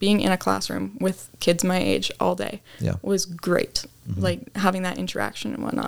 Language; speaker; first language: English; native; English